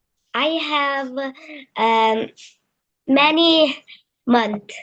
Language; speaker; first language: English; non-native, learner; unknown